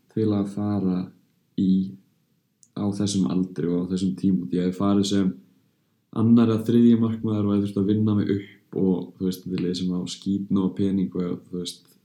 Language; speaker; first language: Icelandic; early bilingual, heritage; Icelandic